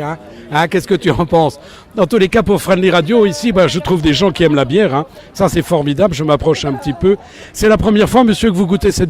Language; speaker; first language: French; native; French